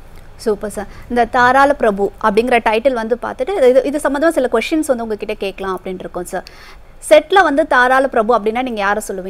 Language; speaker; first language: Tamil; native; Tamil